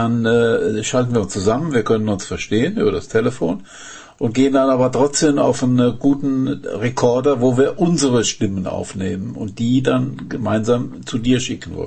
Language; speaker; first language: German; native; German